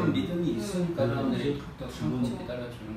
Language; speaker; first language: Korean; native; Korean